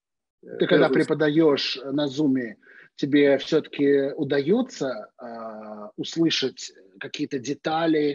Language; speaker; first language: Russian; native; Russian